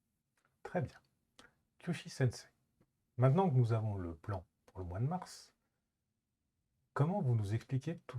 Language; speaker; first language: French; native; French